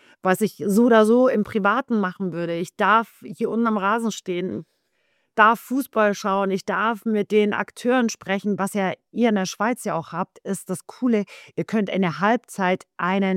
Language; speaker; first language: German; native; German